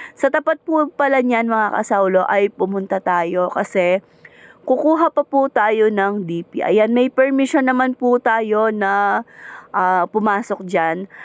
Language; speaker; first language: Filipino; native; Filipino